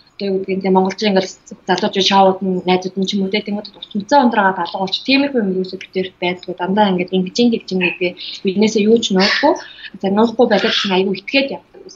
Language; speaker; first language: Mongolian; native; Mongolian